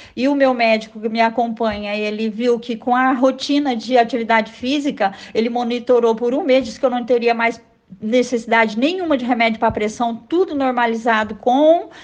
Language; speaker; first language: Portuguese; native; Portuguese